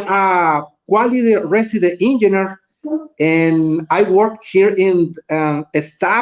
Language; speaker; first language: English; non-native, learner; Spanish